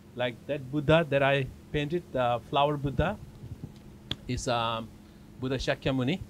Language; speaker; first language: English; non-native, fluent; Tibetan